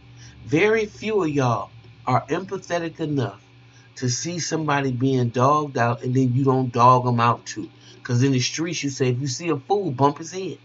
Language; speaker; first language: English; native; English